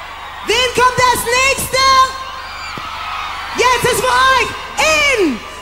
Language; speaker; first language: German; non-native, learner; English